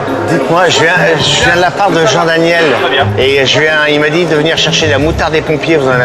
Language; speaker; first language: French; native; French